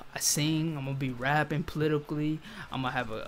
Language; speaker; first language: English; native; English